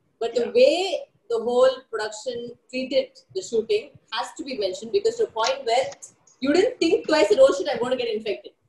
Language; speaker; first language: English; non-native, local second language; Tamil